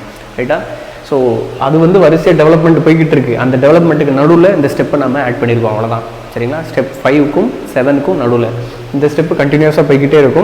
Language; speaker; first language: Tamil; native; Tamil